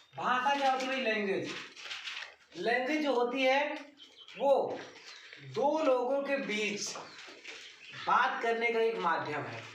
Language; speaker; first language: Hindi; native; Hindi